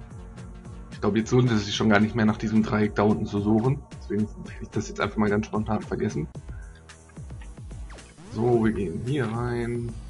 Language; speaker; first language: German; native; German